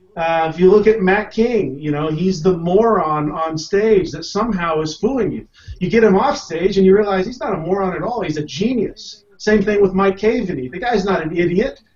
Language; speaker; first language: English; native; English